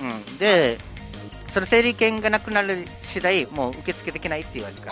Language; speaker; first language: Japanese; native; Japanese